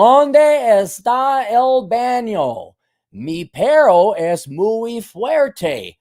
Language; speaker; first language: Spanish; non-native, learner; English